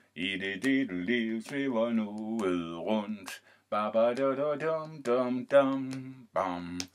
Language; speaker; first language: Danish; native; Danish